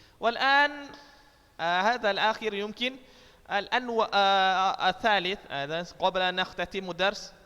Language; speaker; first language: Arabic; non-native, fluent; Indonesian